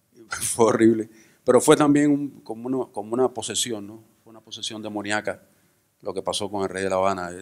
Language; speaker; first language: Spanish; native; Spanish